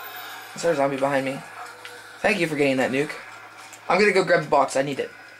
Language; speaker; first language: English; native; English